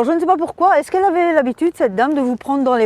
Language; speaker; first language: French; native; French